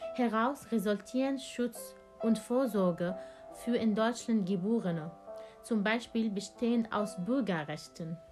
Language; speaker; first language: German; non-native, fluent; Arabic